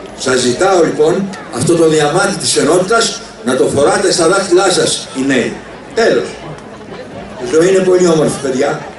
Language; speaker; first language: Greek; native; Greek